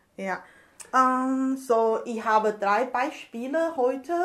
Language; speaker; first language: German; non-native, learner; Chinese